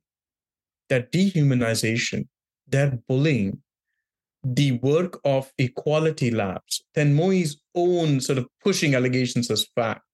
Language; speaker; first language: English; non-native, local second language; Tamil